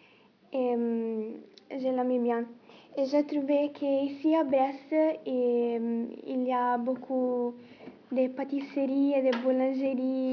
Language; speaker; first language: French; non-native, learner; Italian